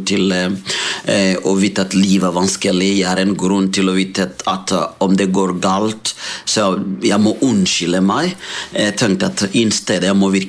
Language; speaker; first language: Norwegian; non-native, fluent; Rundi